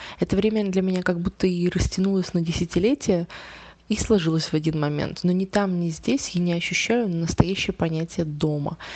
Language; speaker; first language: Russian; native; Russian